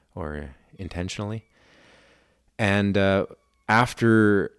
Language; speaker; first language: English; non-native, fluent; German